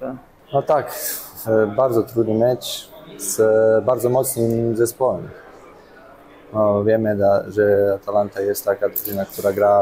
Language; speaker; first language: Polish; non-native, fluent; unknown